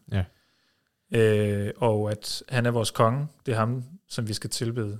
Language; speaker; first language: Danish; early bilingual, heritage; Danish